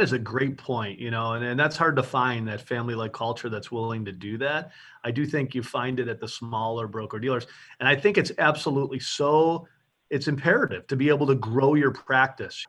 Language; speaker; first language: English; native; English